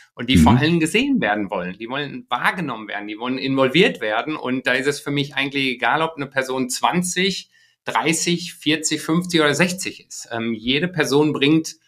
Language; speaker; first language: German; native; German